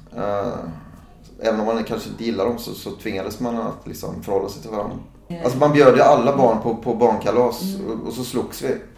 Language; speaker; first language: Swedish; native; Swedish